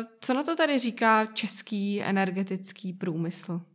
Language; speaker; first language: Czech; native; Czech